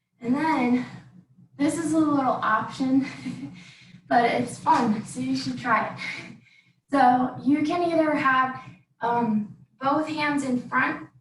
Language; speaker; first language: English; native; English